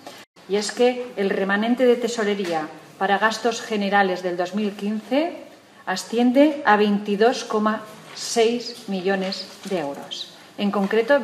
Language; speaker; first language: Spanish; native; Spanish